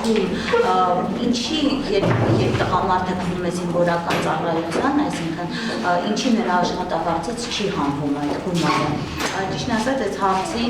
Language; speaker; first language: Armenian; native; Armenian